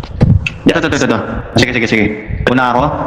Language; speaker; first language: Filipino; native; Filipino